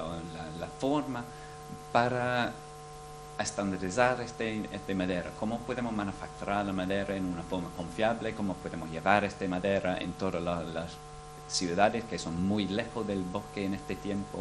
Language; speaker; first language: Spanish; non-native, fluent; English